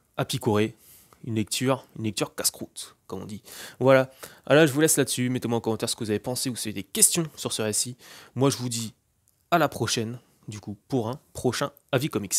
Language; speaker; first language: French; native; French